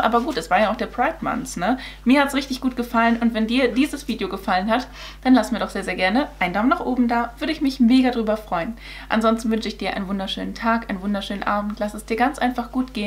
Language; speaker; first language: German; native; German